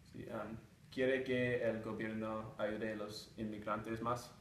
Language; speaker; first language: Spanish; non-native, learner; English